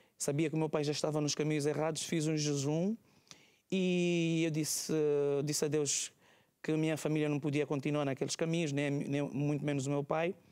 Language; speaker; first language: Portuguese; native; Portuguese